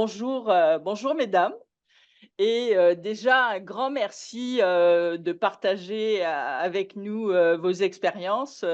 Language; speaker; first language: French; native; French